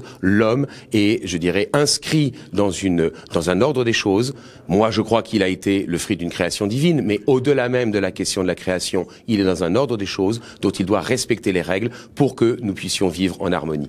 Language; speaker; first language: French; native; French